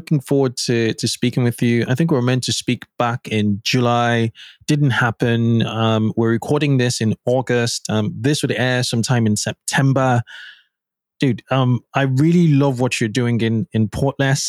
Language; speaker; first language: English; non-native, local second language; Yoruba